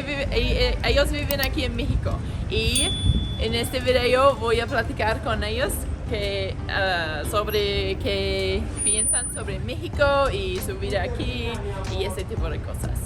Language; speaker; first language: Spanish; non-native, learner; English